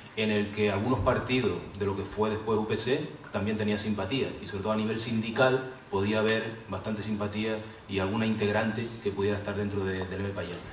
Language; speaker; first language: Spanish; native; Spanish